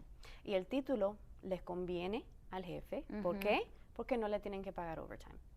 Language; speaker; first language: Spanish; early bilingual, other home language; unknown